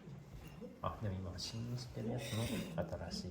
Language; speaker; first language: Japanese; native; Japanese